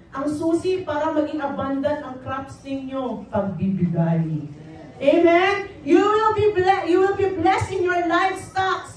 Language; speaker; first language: Filipino; native; Filipino